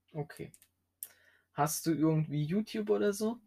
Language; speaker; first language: German; native; German